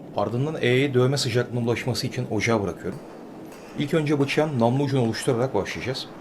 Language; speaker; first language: Turkish; native; Turkish